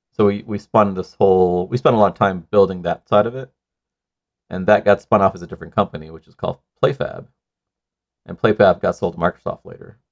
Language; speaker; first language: English; non-native, local second language; Sinhala